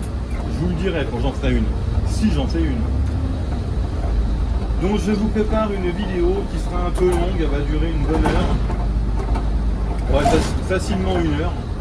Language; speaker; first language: French; native; French